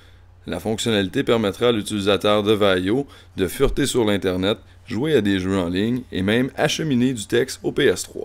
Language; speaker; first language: French; native; French